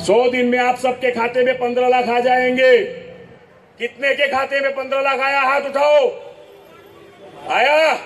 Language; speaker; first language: Hindi; non-native, local second language; Gujarati